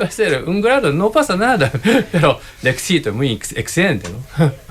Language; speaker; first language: Spanish; non-native, learner; Japanese